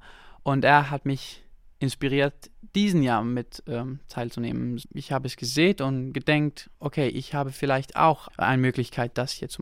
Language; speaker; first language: German; non-native, local second language; Danish